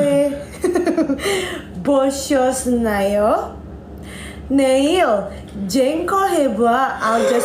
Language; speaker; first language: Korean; non-native, learner; Indonesian